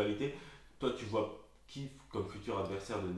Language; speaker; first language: French; native; French